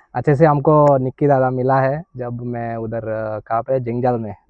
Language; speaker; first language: Hindi; non-native, local second language; Telugu